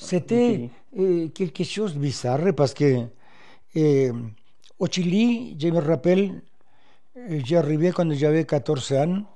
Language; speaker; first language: French; non-native, fluent; Spanish